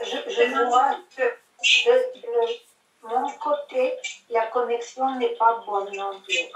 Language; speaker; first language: French; non-native, fluent; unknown